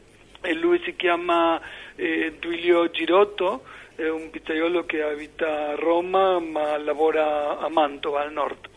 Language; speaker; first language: Italian; non-native, learner; Spanish